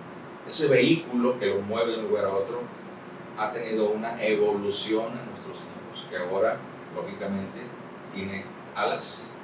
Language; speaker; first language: Spanish; native; Spanish